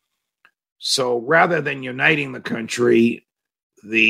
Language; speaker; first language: English; native; English